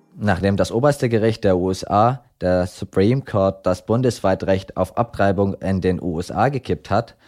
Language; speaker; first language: German; non-native, fluent; Arabic